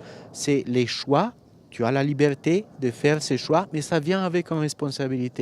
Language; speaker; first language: French; non-native, fluent; Romanian